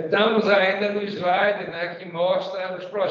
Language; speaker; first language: Portuguese; native; Portuguese